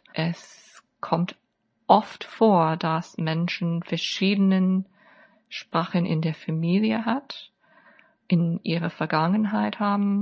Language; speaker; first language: German; non-native, fluent; English